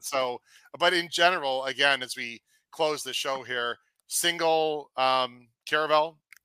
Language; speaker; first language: English; native; English